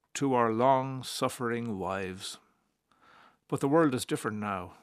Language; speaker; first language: English; native; English